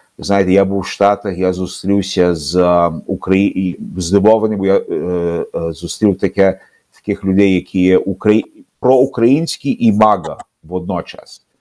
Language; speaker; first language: Ukrainian; early bilingual, heritage; Ukrainian